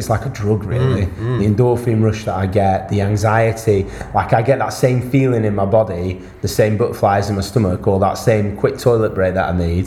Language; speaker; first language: English; native; English